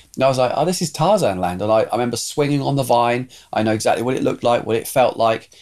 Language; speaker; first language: English; native; English